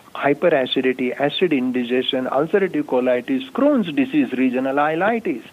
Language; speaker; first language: English; non-native, local second language; Marathi